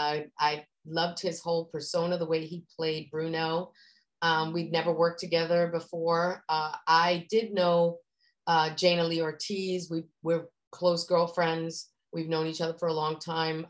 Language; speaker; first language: English; native; English